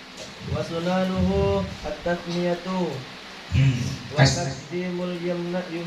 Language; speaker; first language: Arabic; non-native, learner; Indonesian